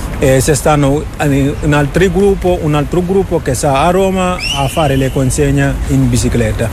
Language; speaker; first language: Italian; non-native, fluent; Wolof